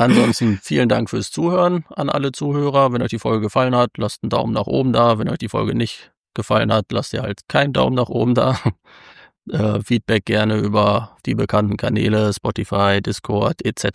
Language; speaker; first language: German; native; German